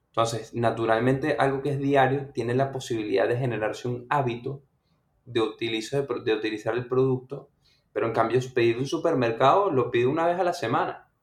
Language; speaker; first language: Spanish; native; Spanish